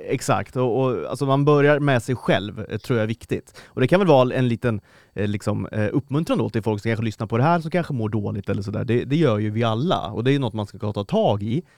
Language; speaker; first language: Swedish; native; Swedish